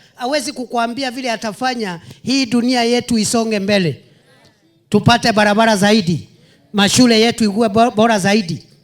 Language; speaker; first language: Swahili; non-native, local second language; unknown